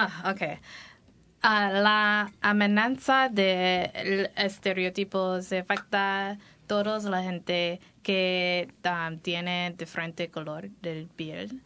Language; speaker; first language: Spanish; non-native, learner; English